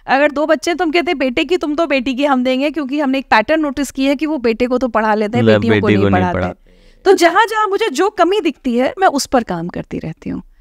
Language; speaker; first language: Hindi; native; Hindi